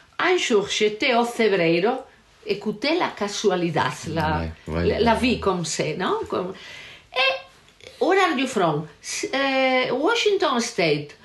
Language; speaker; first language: French; non-native, learner; Galician